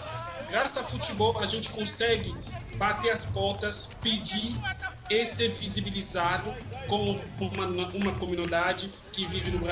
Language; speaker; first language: Portuguese; non-native, fluent; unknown